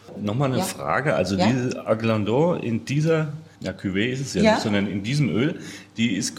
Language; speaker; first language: German; native; German